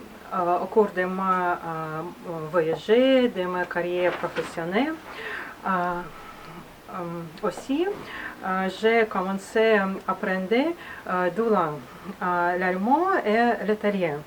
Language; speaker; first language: French; non-native, learner; Russian